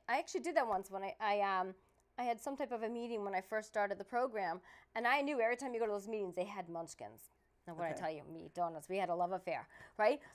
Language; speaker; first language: English; native; English